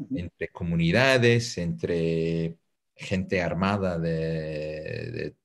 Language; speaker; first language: Spanish; non-native, fluent; English